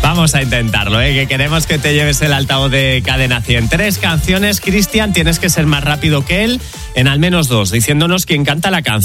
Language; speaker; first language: Spanish; native; Spanish